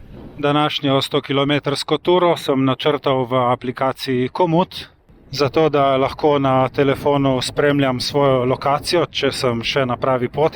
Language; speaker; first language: Slovenian; native; Slovenian